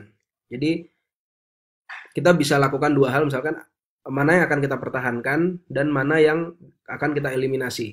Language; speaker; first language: Indonesian; native; Indonesian